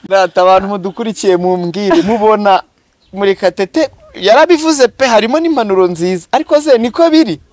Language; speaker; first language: Kinyarwanda; native; Kinyarwanda